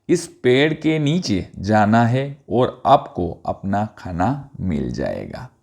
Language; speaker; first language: Hindi; non-native, local second language; Gujarati